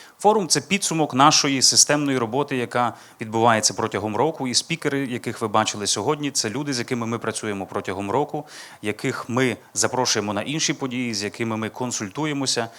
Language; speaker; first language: Ukrainian; native; Ukrainian